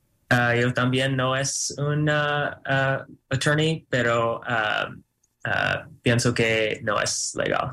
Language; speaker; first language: Spanish; non-native, fluent; English